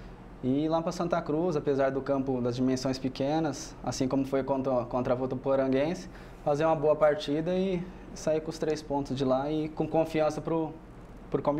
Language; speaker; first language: Portuguese; native; Portuguese